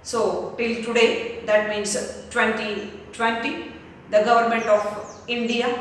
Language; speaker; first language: English; non-native, local second language; Kannada